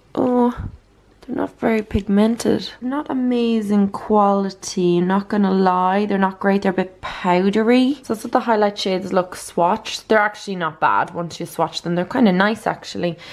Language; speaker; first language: English; native; English